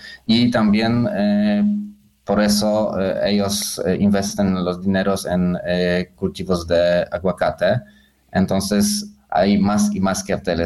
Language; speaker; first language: Spanish; non-native, learner; Polish